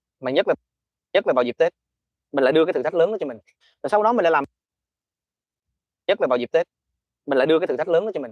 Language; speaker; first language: Vietnamese; native; Vietnamese